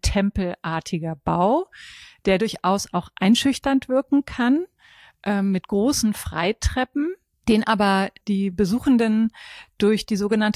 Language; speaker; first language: German; native; German